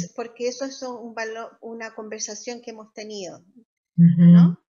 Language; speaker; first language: Spanish; native; Spanish